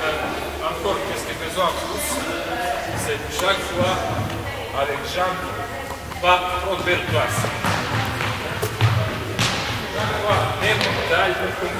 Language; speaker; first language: French; non-native, learner; Serbian